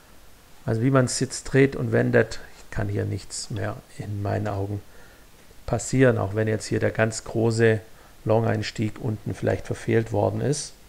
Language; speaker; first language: German; native; German